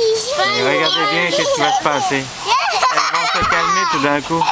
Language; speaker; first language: French; native; French